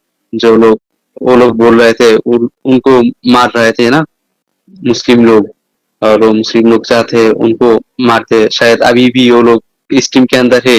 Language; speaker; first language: Hindi; non-native, fluent; Bangla